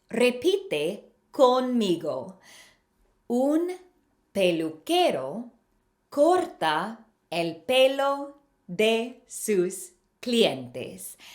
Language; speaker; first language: Spanish; non-native, fluent; English